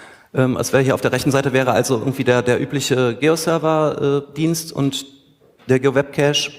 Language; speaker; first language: German; native; German